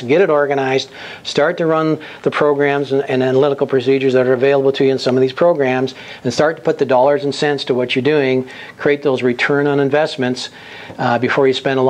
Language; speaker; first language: English; native; English